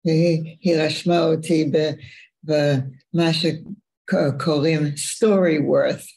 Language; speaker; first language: Hebrew; non-native, fluent; English